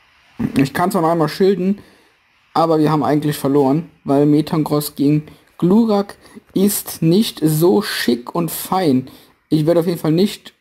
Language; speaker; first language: German; native; German